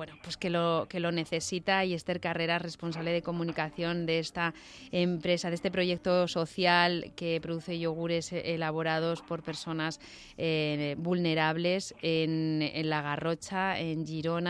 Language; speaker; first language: Spanish; native; Spanish